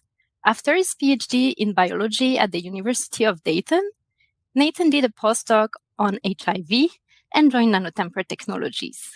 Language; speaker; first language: English; non-native, fluent; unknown